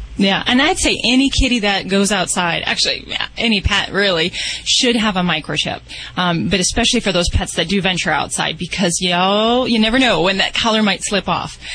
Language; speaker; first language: English; native; English